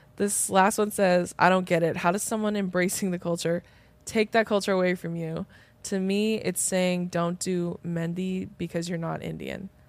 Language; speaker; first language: English; native; English